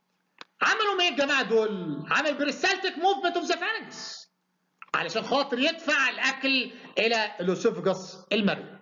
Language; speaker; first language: Arabic; native; Arabic